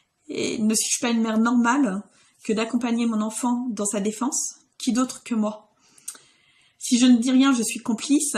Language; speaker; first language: French; native; French